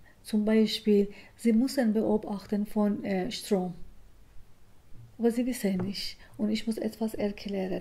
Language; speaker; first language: German; non-native, learner; Persian